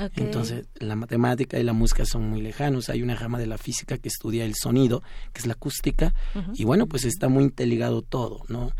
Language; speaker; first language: Spanish; non-native, local second language; Zapotec